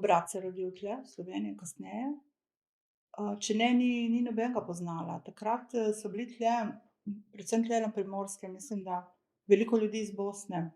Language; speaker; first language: Slovenian; early bilingual, other home language; Croatian